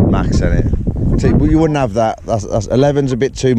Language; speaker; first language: English; native; English